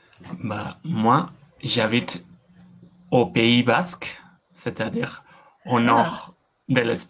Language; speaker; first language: French; non-native, learner; Basque